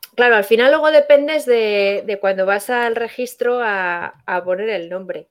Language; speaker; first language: Spanish; native; Spanish